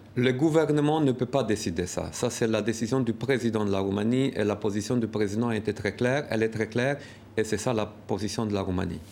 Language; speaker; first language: French; non-native, fluent; Romanian